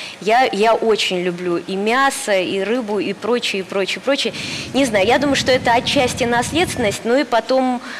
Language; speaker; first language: Russian; native; Russian